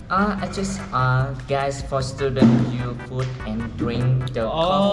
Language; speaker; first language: English; non-native, learner; Vietnamese